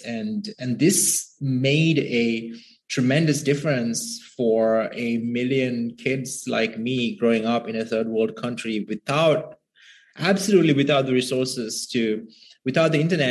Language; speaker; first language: English; non-native, local second language; Sinhala